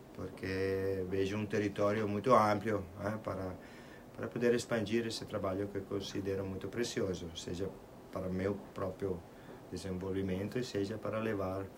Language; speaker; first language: Portuguese; non-native, fluent; Italian